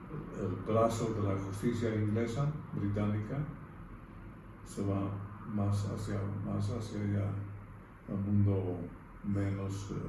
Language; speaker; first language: Spanish; non-native, fluent; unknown